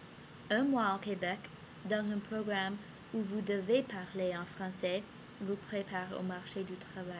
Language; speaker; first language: French; non-native, learner; English